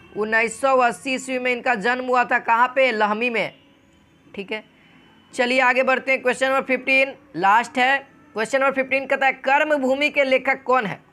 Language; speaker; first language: Hindi; native; Hindi